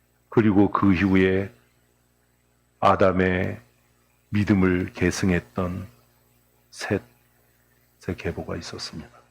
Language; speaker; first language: Korean; native; Korean